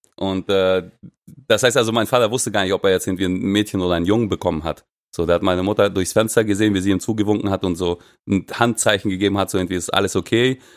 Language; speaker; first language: German; non-native, fluent; Russian